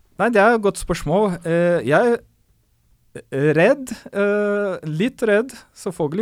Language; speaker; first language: Norwegian; non-native, fluent; Portuguese